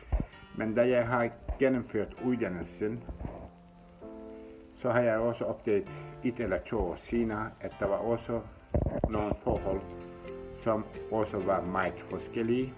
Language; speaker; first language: Danish; non-native, fluent; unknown